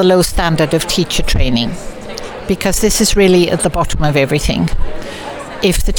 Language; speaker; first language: English; native; English